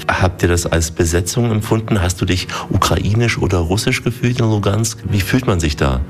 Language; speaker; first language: German; native; German